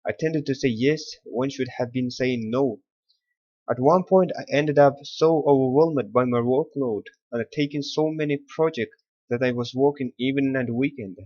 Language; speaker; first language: English; non-native, learner; Kazakh